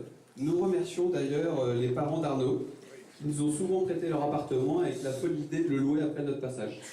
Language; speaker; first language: French; native; French